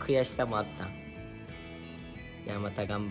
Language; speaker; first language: Japanese; native; Japanese